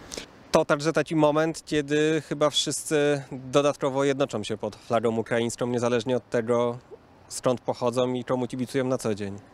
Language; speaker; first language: Polish; native; Polish